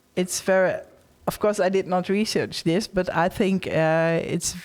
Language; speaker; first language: English; non-native, fluent; Western Frisian